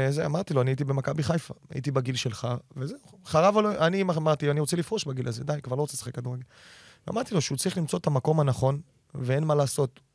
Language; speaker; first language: Hebrew; native; Hebrew